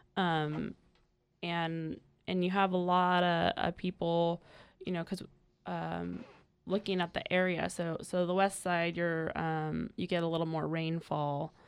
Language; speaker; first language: English; native; English